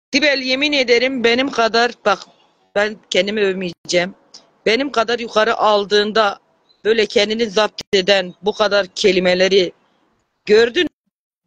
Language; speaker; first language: Turkish; native; Turkish